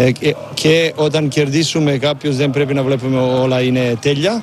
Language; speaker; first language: Greek; non-native, learner; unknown